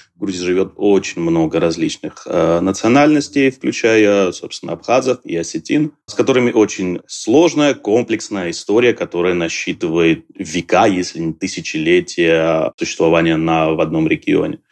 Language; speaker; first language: Russian; non-native, local second language; Georgian